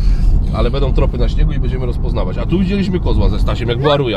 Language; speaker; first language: Polish; native; Polish